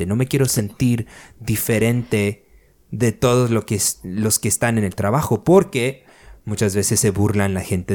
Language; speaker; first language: Spanish; early bilingual, other home language; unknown